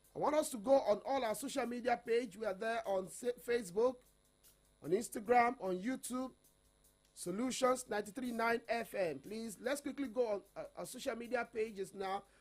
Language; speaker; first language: English; non-native, local second language; Yoruba